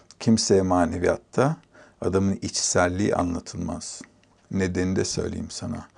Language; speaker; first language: Turkish; native; Turkish